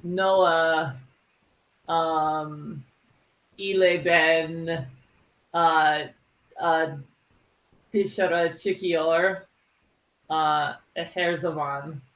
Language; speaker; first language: Turkish; non-native, learner; English